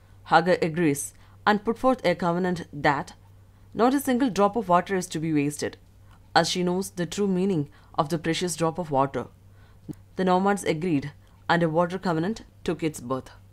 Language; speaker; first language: English; non-native, local second language; Malayalam